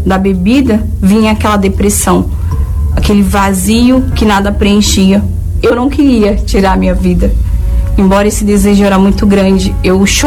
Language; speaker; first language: Portuguese; native; Portuguese